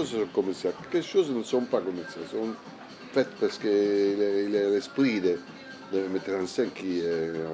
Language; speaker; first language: French; non-native, learner; Italian